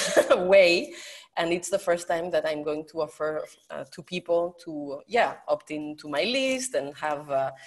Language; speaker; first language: English; non-native, fluent; Spanish